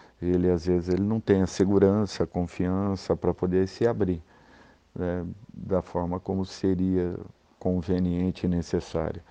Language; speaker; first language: Portuguese; native; Portuguese